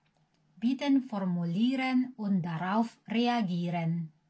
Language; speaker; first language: German; non-native, learner; Indonesian